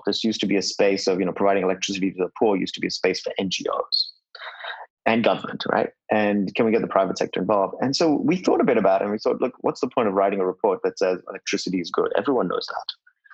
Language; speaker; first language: English; non-native, local second language; Hindi